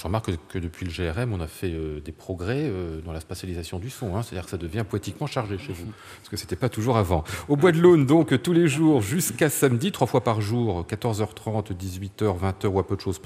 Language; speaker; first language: French; native; French